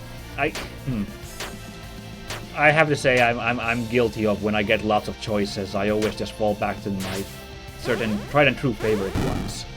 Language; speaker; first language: English; native; English